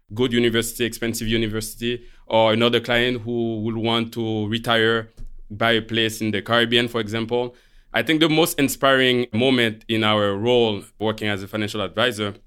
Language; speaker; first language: English; non-native, fluent; Haitian Creole